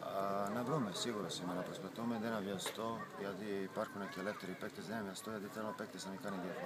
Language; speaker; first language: Greek; non-native, fluent; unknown